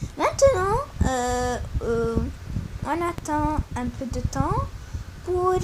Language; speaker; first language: French; non-native, learner; Arabic